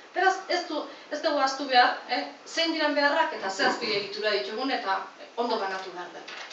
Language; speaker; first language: Basque; native; Basque